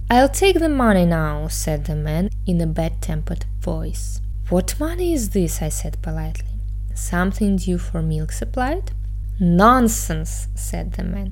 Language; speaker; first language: English; non-native, fluent; Russian